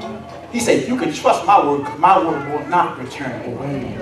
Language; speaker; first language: English; native; English